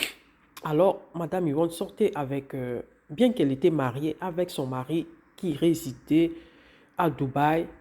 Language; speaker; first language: French; non-native, local second language; Lingala